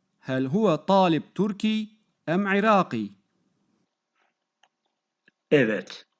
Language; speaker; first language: Arabic; non-native, fluent; Turkish